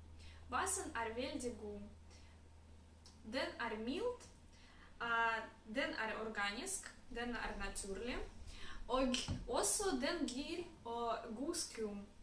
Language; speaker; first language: Swedish; non-native, learner; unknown